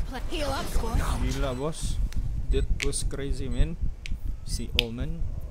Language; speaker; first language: English; non-native, local second language; Malay